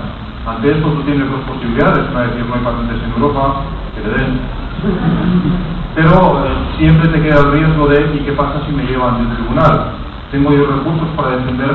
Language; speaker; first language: Spanish; native; Spanish